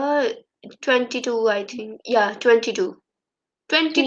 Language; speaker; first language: English; non-native, learner; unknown